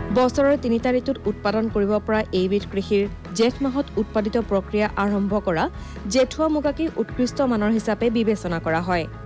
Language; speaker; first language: Assamese; native; Assamese